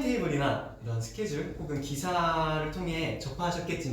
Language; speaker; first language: Korean; native; Korean